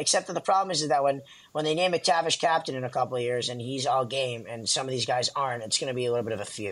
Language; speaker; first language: English; native; English